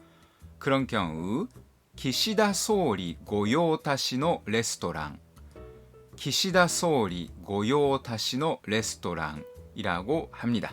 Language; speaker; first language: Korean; non-native, fluent; Japanese